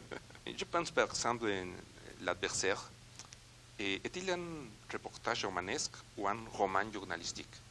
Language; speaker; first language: French; non-native, learner; Spanish